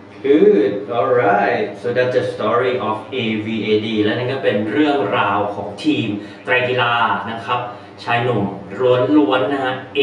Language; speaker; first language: Thai; native; Thai